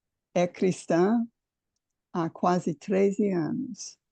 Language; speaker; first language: Portuguese; non-native, fluent; English